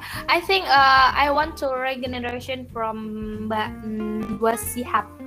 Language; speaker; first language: English; non-native, learner; Indonesian